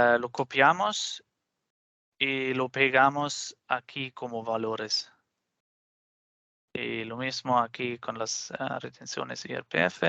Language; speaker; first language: Spanish; non-native, fluent; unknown